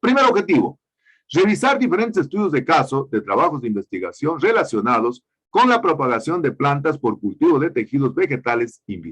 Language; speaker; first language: Spanish; native; Spanish